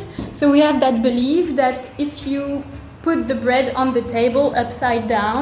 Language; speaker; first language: English; non-native, fluent; French